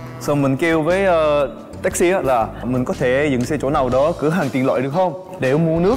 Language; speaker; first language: Vietnamese; non-native, fluent; Korean